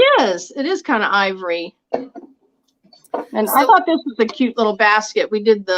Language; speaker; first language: English; native; English